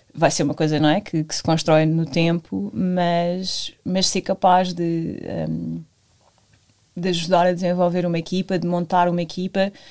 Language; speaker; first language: Portuguese; native; Portuguese